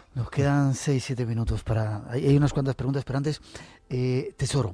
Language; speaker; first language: Spanish; native; Spanish